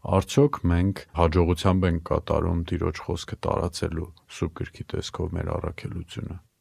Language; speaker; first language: Armenian; native; Armenian